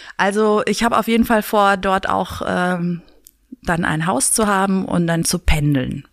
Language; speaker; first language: German; early bilingual, other home language; Greek